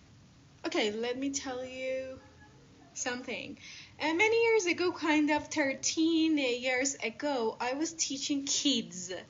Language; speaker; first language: English; non-native, fluent; Persian